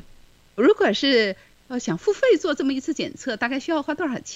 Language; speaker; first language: Chinese; native; Chinese